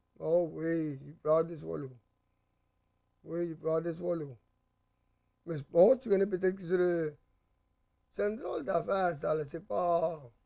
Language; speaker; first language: French; early bilingual, heritage; French